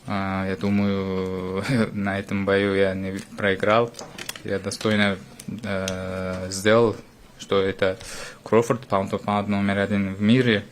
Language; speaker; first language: Russian; non-native, fluent; Uzbek